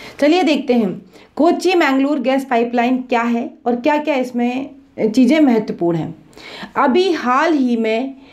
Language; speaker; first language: Hindi; native; Hindi